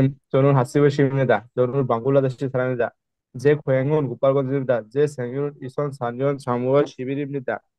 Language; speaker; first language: Korean; non-native, learner; Bangla